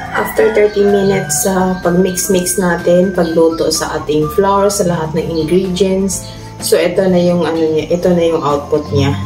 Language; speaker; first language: Filipino; non-native, local second language; Cebuano